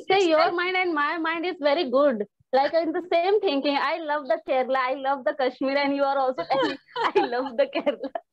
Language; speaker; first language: English; non-native, learner; Hindi